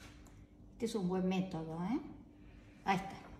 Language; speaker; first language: Spanish; native; Spanish